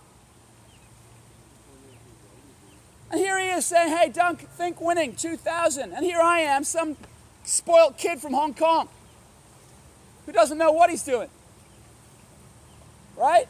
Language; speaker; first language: English; native; English